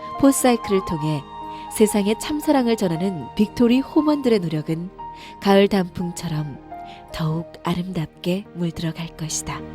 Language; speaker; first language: Korean; native; Korean